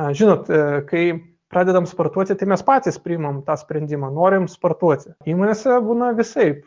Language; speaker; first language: Lithuanian; non-native, local second language; Russian